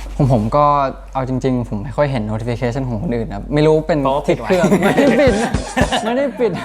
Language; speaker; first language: Thai; native; Thai